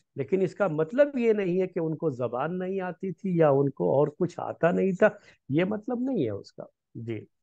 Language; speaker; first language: Hindi; native; Hindi